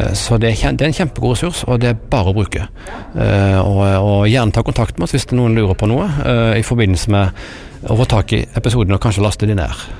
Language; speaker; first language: Norwegian; native; Norwegian